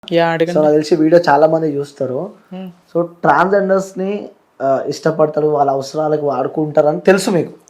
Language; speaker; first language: Telugu; native; Telugu